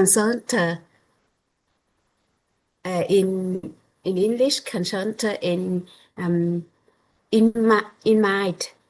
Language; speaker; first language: English; non-native, learner; Vietnamese